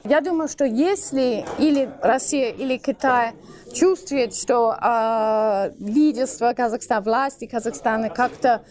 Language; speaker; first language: Russian; non-native, fluent; English